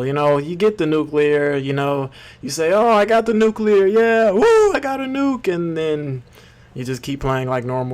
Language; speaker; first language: English; native; English